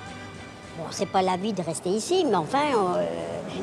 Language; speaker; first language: French; non-native, learner; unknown